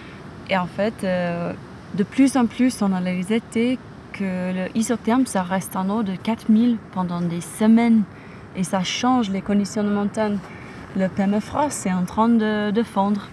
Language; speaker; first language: French; non-native, fluent; English